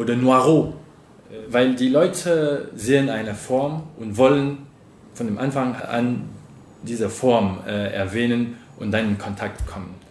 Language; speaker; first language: German; non-native, fluent; French